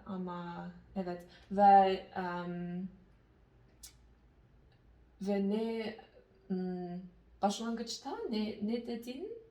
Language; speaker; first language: Turkish; non-native, learner; English